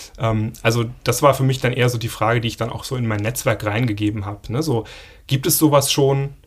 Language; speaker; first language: German; native; German